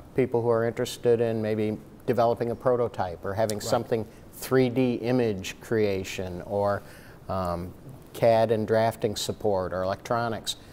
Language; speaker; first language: English; native; English